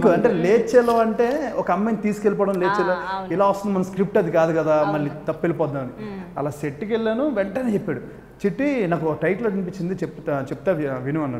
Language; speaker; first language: Telugu; native; Telugu